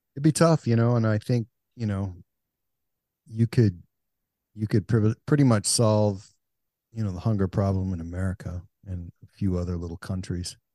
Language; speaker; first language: English; native; English